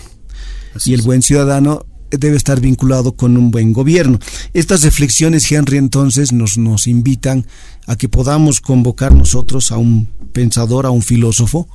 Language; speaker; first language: Spanish; native; Spanish